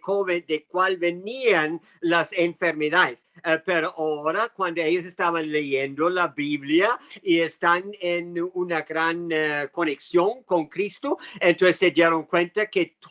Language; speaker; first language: Spanish; non-native, fluent; English